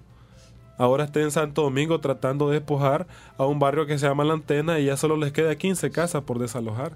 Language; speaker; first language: Spanish; native; Spanish